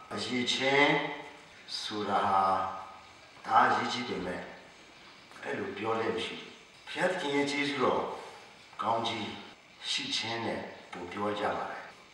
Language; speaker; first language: Burmese; non-native, local second language; Hakha Chin